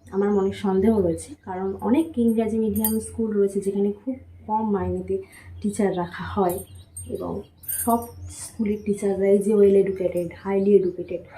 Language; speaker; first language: Bangla; native; Bangla